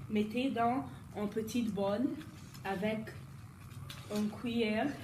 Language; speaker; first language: French; non-native, learner; English